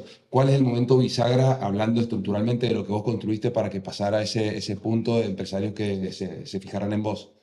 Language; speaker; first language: Spanish; native; Spanish